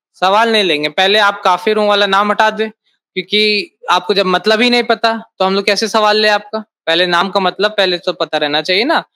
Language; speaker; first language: Hindi; native; Hindi